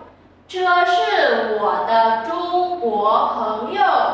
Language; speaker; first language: Chinese; non-native, fluent; Vietnamese